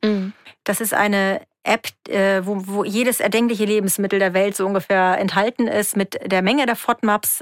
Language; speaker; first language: German; native; German